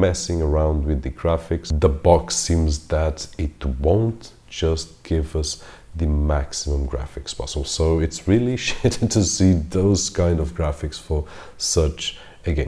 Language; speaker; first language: English; non-native, fluent; Portuguese